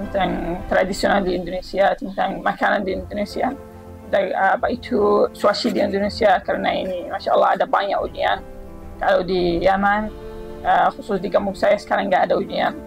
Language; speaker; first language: Indonesian; non-native, learner; Arabic